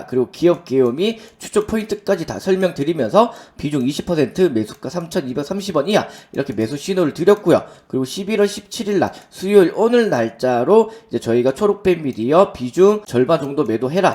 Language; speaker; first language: Korean; native; Korean